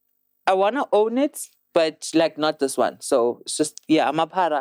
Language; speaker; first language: English; non-native, local second language; Zulu